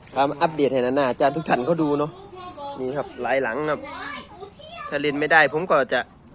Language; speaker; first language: Thai; native; Thai